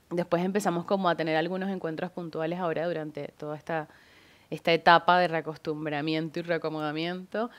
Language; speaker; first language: Spanish; native; Spanish